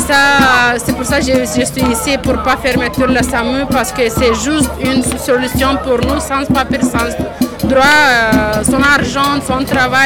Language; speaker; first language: French; non-native, learner; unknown